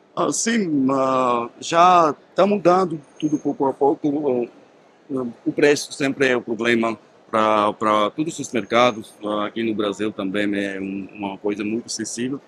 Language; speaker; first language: Portuguese; non-native, fluent; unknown